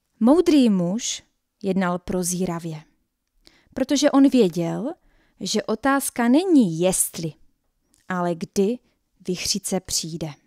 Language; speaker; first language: Czech; native; Czech